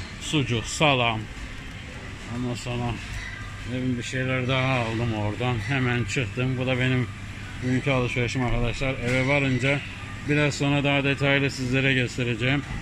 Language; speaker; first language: Turkish; early bilingual, heritage; Turkish